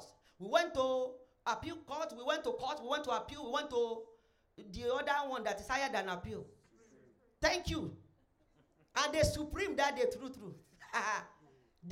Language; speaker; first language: English; non-native, local second language; Yoruba